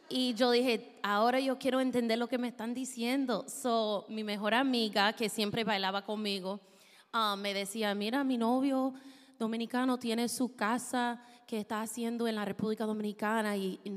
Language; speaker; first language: Spanish; non-native, fluent; English